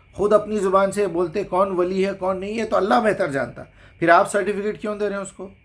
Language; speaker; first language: Urdu; native; Urdu